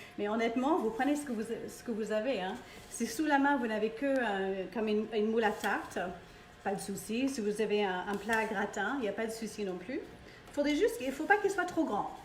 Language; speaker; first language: French; non-native, fluent; English